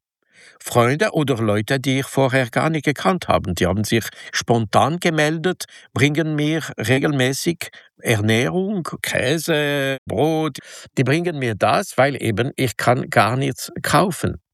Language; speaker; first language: German; non-native, local second language; French